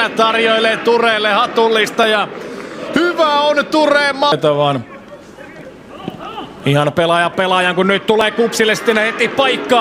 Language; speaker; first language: Finnish; native; Finnish